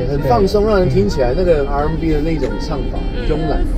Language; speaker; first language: Chinese; native; Chinese